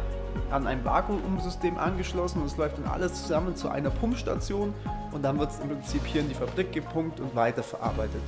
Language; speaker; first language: German; native; German